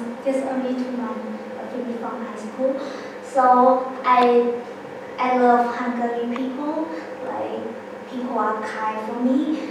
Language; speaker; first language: English; non-native, learner; Lao